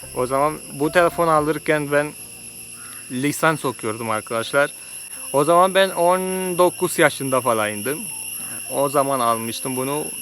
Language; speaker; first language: Turkish; non-native, fluent; Malayalam